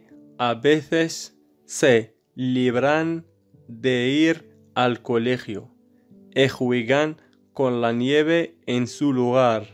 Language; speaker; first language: Spanish; non-native, learner; Arabic